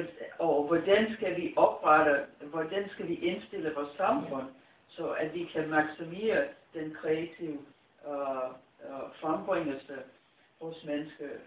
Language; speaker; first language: Danish; non-native, fluent; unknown